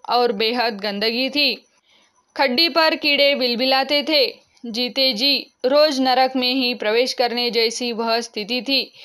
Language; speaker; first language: Hindi; non-native, local second language; Marathi